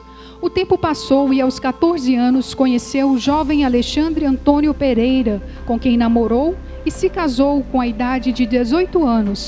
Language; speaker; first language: Portuguese; native; Portuguese